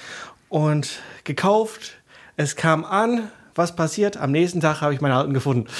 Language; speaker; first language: German; non-native, fluent; English